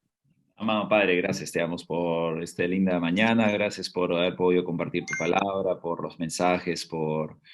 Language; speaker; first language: Spanish; native; Spanish